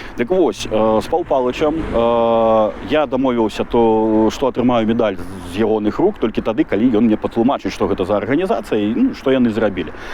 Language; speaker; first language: Belarusian; non-native, local second language; Russian